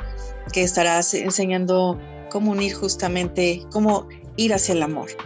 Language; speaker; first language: Spanish; native; Spanish